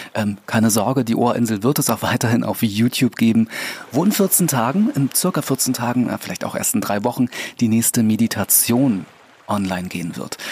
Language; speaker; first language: German; native; German